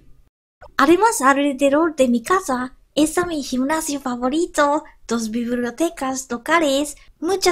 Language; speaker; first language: Spanish; non-native, learner; Japanese